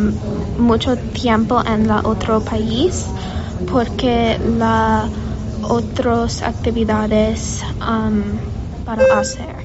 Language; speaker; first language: Spanish; non-native, learner; English